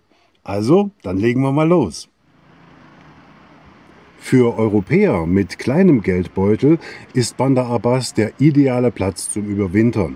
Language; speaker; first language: German; native; German